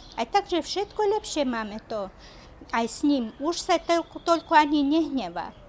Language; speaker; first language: Slovak; native; Slovak